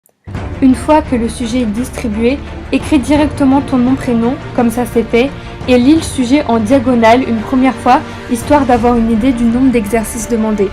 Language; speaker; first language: French; native; French